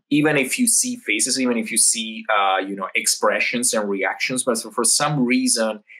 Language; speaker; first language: English; non-native, fluent; Italian